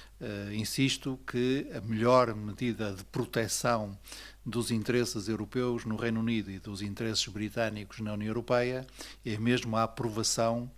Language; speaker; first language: Portuguese; native; Portuguese